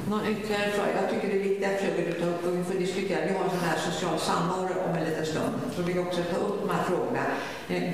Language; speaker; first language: Swedish; native; Swedish